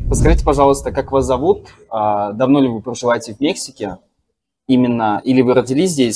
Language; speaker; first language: Russian; native; Russian